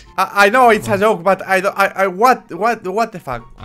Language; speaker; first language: English; non-native, learner; Spanish